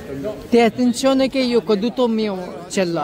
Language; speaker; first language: Italian; non-native, learner; Hindi